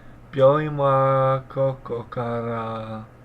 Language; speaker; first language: Japanese; non-native, learner; English